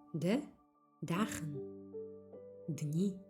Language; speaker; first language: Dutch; non-native, fluent; Ukrainian